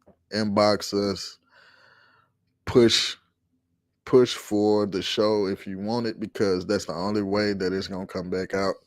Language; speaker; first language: English; native; English